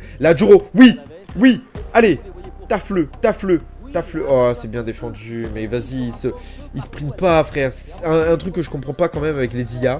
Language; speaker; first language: French; native; French